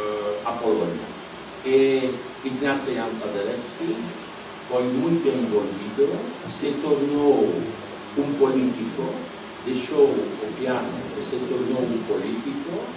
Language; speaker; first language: Portuguese; non-native, fluent; Polish